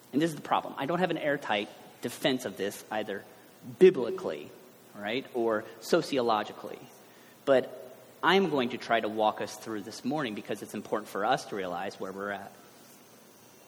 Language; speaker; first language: English; native; English